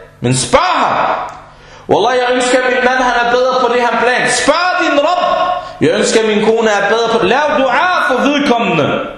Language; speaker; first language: Danish; non-native, fluent; Arabic